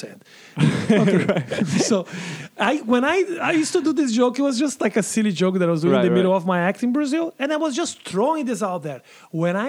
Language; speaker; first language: English; non-native, fluent; Portuguese